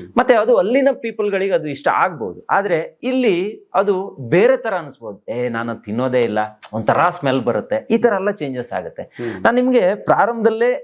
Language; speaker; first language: Kannada; native; Kannada